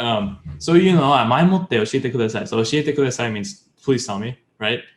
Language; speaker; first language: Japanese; non-native, learner; English